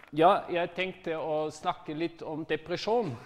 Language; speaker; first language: Norwegian; non-native, fluent; German